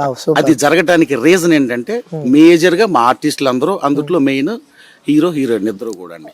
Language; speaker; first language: Telugu; native; Telugu